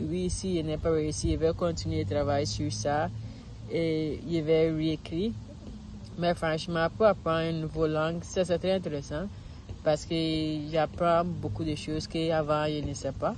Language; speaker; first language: French; non-native, learner; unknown